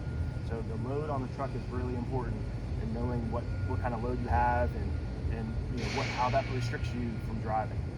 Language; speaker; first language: English; native; English